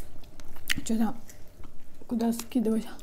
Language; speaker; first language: Russian; native; Russian